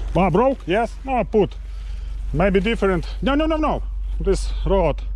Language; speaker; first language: English; non-native, learner; Ukrainian